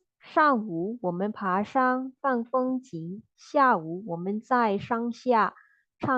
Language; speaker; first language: Chinese; non-native, learner; Burmese